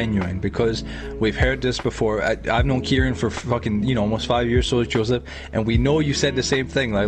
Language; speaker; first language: English; native; English